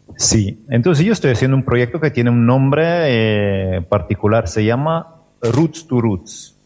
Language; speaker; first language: Spanish; non-native, fluent; Italian